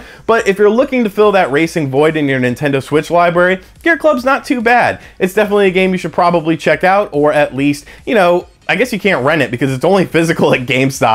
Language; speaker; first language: English; native; English